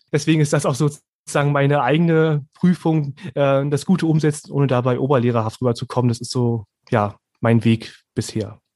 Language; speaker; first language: German; native; German